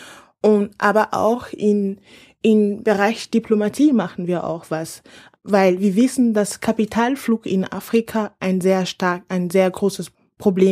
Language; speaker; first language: German; non-native, fluent; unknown